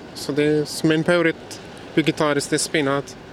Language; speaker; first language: Swedish; non-native, learner; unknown